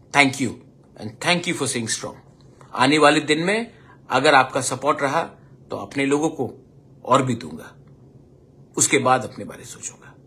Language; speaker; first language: Hindi; non-native, local second language; Kok Borok